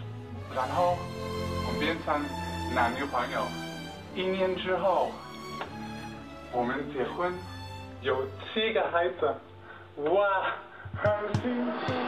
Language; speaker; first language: Chinese; non-native, learner; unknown